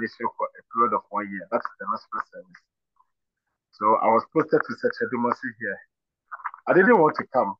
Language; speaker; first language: English; non-native, local second language; Akan